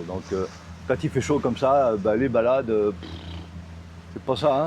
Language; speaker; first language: French; native; French